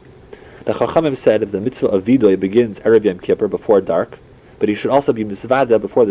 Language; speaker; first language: English; native; English